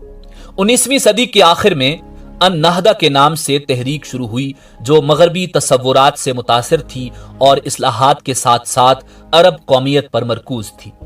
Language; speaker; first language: Urdu; native; Urdu